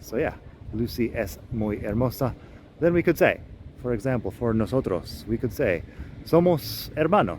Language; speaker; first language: Spanish; non-native, fluent; English